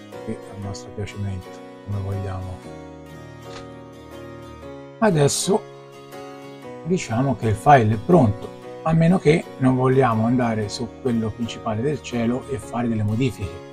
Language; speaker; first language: Italian; native; Italian